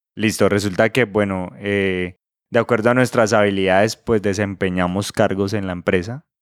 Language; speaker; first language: Spanish; native; Spanish